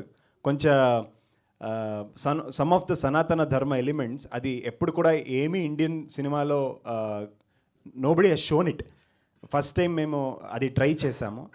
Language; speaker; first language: Telugu; non-native, local second language; Kannada